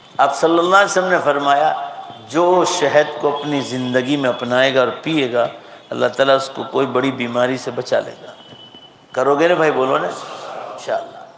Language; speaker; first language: Urdu; non-native, local second language; Gujarati